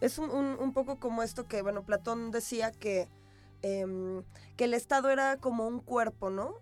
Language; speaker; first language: Spanish; native; Spanish